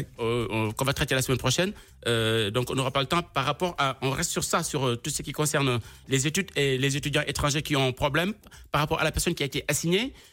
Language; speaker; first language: French; non-native, local second language; Wolof